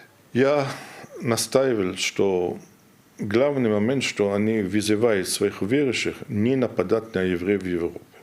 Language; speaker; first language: Russian; non-native, fluent; German